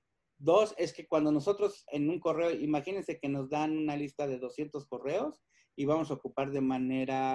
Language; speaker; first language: Spanish; native; Spanish